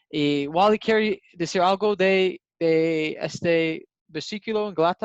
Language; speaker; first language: Spanish; non-native, learner; English